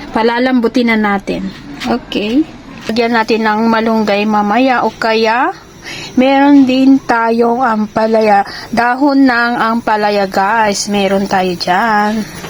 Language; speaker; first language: Filipino; non-native, local second language; Iloko